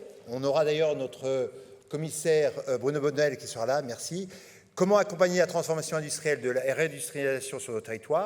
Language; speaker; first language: French; native; French